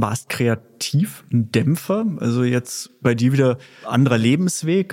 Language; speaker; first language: German; native; German